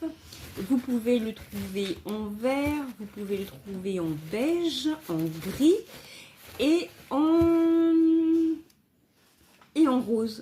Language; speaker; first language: French; native; French